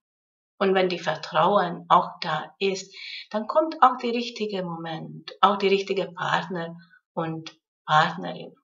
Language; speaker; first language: German; non-native, fluent; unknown